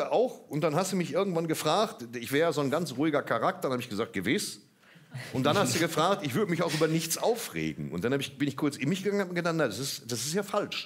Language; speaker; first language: German; native; German